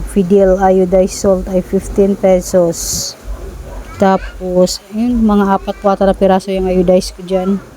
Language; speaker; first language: Filipino; non-native, local second language; Cebuano